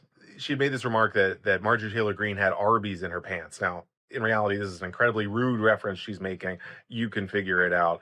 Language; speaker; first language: English; native; English